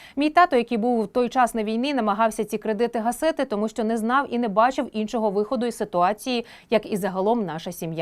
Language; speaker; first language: Ukrainian; native; Ukrainian